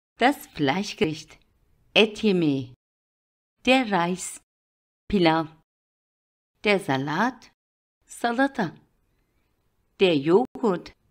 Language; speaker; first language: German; non-native, fluent; Turkish